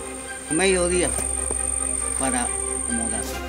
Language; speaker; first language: Spanish; non-native, local second language; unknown